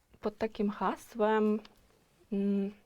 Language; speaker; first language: Polish; non-native, fluent; Ukrainian